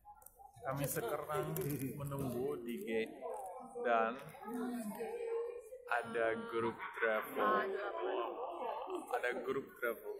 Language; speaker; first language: Indonesian; non-native, learner; Dutch